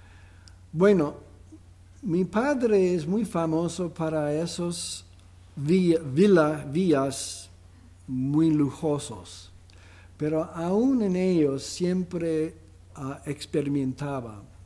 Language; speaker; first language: Spanish; non-native, fluent; English